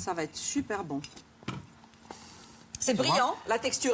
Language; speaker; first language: French; native; French